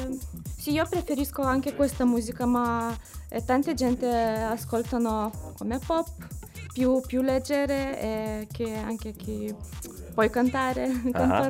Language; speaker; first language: Italian; non-native, learner; Lithuanian